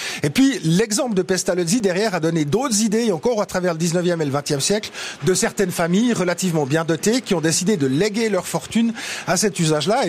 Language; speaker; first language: French; native; French